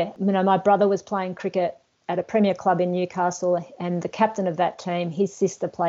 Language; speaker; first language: English; native; English